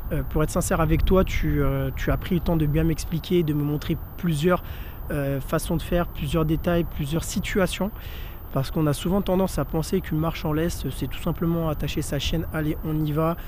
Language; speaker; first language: French; early bilingual, other home language; Portuguese